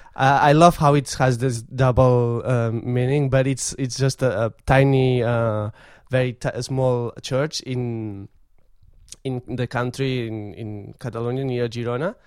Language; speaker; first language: English; non-native, fluent; Catalan